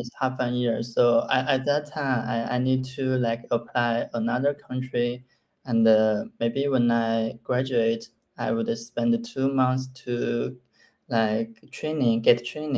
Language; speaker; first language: English; non-native, learner; Chinese